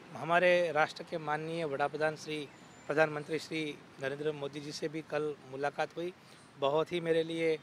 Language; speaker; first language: Hindi; non-native, local second language; Gujarati